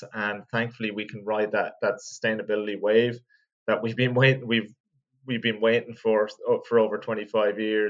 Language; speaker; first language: English; native; English